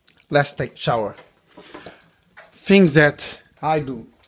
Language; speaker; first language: English; non-native, learner; Portuguese